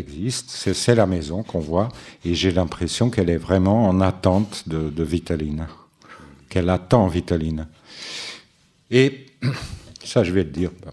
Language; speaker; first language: French; non-native, fluent; Portuguese